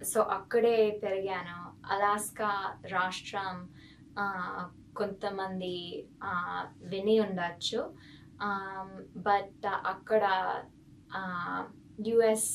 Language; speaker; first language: Telugu; non-native, fluent; English